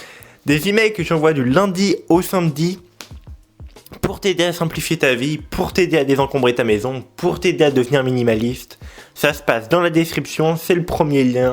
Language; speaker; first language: French; native; French